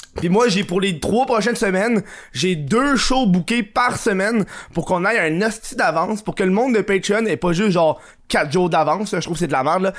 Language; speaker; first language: French; native; French